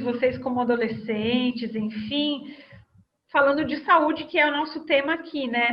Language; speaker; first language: Portuguese; native; Portuguese